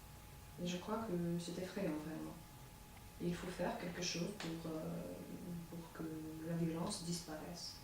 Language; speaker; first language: French; non-native, fluent; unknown